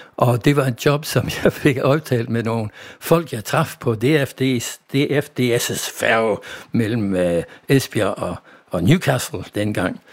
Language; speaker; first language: Danish; non-native, fluent; English